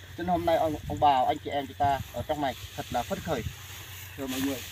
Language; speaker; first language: Vietnamese; non-native, local second language; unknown